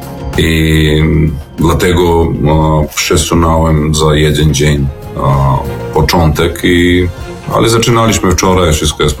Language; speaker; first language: Polish; non-native, learner; Serbian